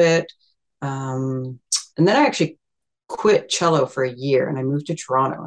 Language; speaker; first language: English; native; English